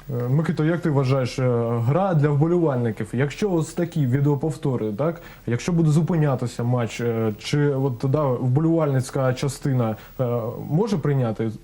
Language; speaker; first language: Ukrainian; non-native, local second language; Russian